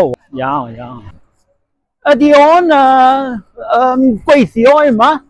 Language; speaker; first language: Welsh; non-native, learner; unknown